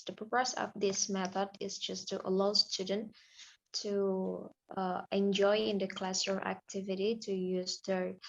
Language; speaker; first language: English; non-native, learner; Indonesian